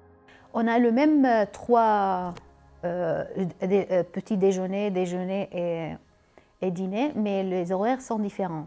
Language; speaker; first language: French; non-native, learner; Arabic